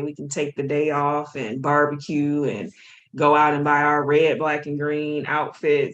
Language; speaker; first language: English; native; English